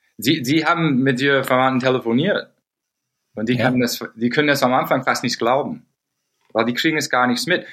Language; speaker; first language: German; non-native, fluent; English